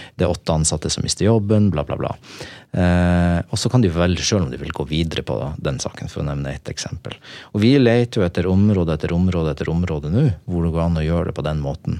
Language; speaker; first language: Norwegian; native; Norwegian